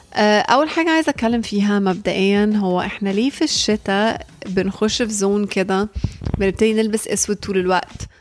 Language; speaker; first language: Arabic; early bilingual, heritage; Arabic